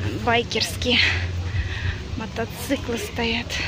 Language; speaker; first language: Russian; native; Russian